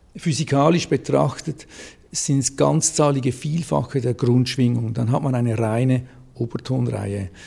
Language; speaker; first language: German; native; German